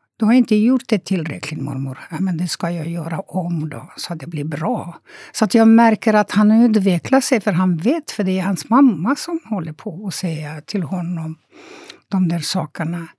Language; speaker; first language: Swedish; non-native, fluent; Romanian